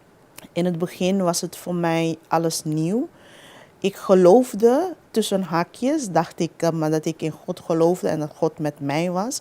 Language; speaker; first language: Dutch; non-native, local second language; Papiamento